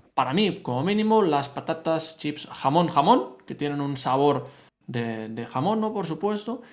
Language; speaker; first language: Spanish; native; Spanish